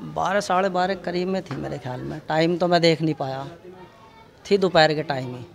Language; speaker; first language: Hindi; native; Hindi